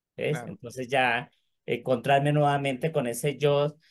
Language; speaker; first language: Spanish; native; Spanish